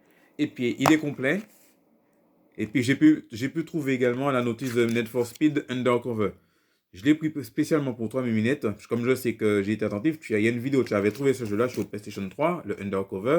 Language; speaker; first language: French; native; French